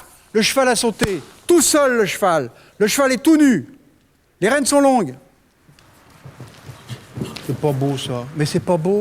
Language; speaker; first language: French; native; French